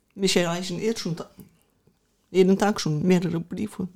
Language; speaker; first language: German; early bilingual, other home language; Russian